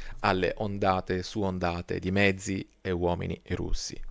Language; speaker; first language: Italian; native; Italian